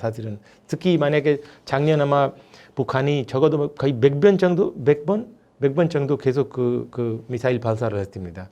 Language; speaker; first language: Korean; non-native, fluent; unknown